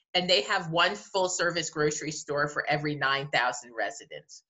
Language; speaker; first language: English; native; English